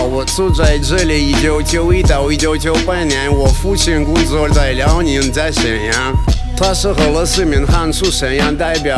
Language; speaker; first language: Chinese; non-native, learner; Russian